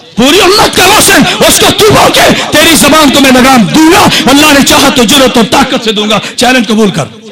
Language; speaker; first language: Urdu; non-native, local second language; Punjabi